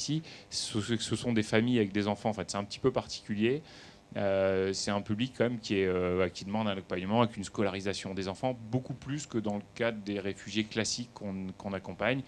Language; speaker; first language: French; native; French